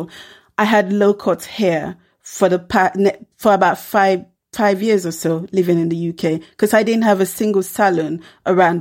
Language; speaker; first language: English; non-native, local second language; Krio